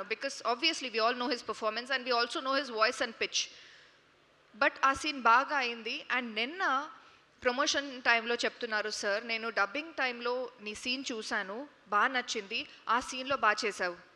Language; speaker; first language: Telugu; non-native, learner; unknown